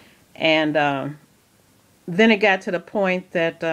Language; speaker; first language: English; native; English